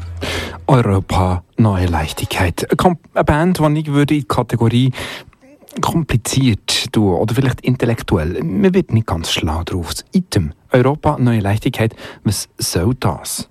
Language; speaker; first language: German; native; German